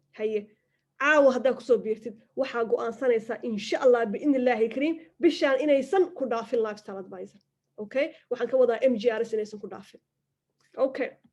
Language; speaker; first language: Somali; early bilingual, heritage; Somali